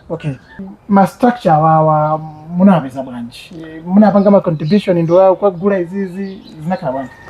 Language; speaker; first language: Nyanja; native; Nyanja